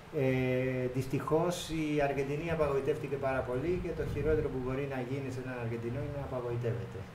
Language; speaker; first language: Greek; non-native, fluent; Spanish